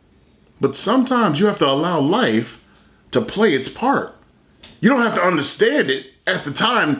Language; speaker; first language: English; native; English